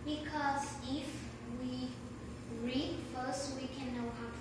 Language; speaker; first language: English; non-native, learner; Vietnamese